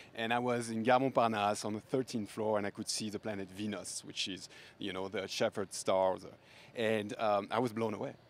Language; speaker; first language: English; non-native, fluent; French